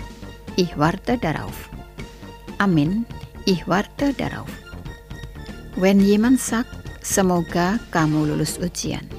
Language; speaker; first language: German; non-native, fluent; Indonesian